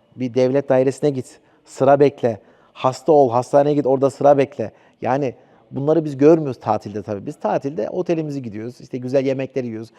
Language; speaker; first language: Turkish; early bilingual, heritage; Turkish